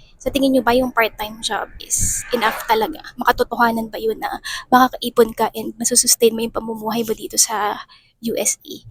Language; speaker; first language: Filipino; native; Filipino